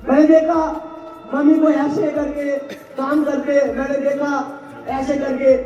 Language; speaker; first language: Hindi; non-native, local second language; Bangla